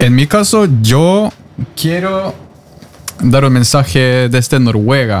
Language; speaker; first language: Spanish; non-native, fluent; Norwegian